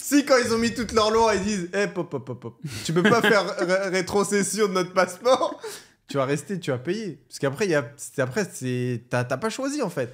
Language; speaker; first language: French; native; French